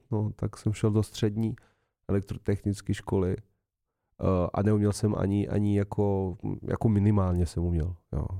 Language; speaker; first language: Czech; non-native, fluent; Serbian